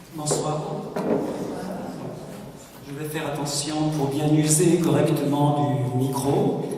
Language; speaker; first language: French; native; French